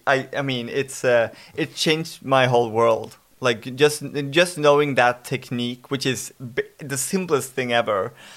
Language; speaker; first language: English; non-native, fluent; Swedish